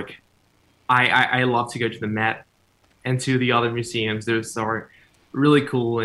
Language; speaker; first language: English; non-native, fluent; Spanish